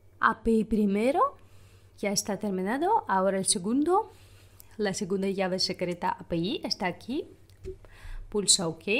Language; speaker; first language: Spanish; non-native, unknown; Russian